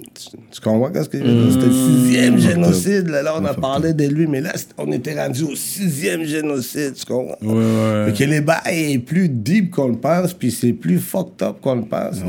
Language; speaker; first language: French; early bilingual, other home language; Rundi